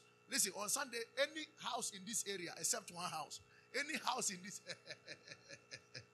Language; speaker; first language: English; non-native, local second language; Akan